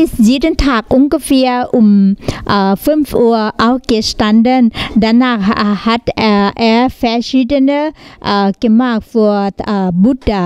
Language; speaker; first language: German; non-native, learner; Thai